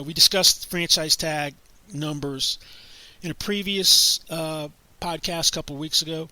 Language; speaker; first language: English; native; English